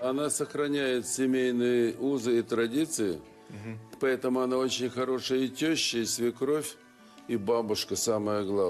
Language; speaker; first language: Russian; native; Russian